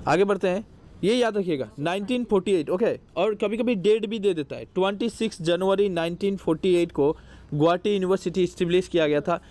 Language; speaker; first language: Hindi; non-native, local second language; Assamese